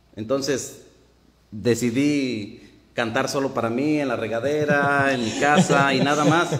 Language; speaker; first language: Spanish; native; Spanish